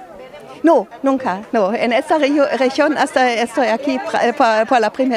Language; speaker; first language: Spanish; non-native, fluent; German